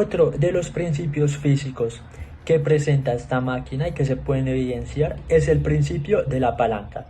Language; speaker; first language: Spanish; native; Spanish